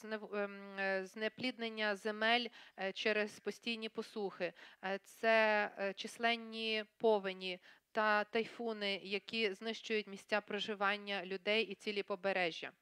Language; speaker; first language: Ukrainian; native; Ukrainian